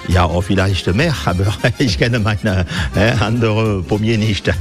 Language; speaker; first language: German; non-native, fluent; French